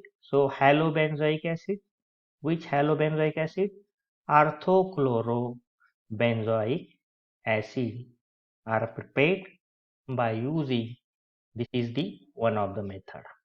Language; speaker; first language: English; non-native, local second language; Marathi